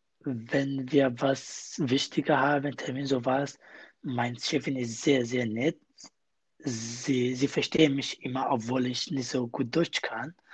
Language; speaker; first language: German; non-native, learner; Kurdish